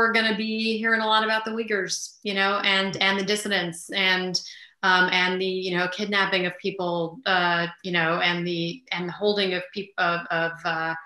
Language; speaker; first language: English; early bilingual, other home language; Armenian